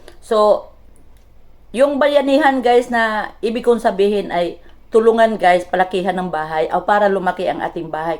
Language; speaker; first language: Filipino; non-native, local second language; Cebuano